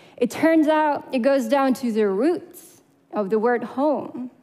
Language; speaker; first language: English; non-native, fluent; Russian